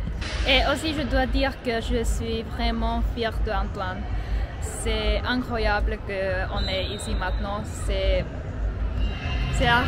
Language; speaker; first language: French; non-native, fluent; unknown